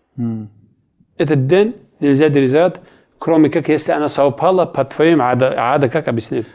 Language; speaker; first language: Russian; non-native, local second language; Kumyk